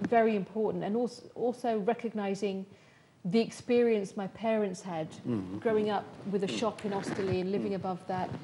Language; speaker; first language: English; native; English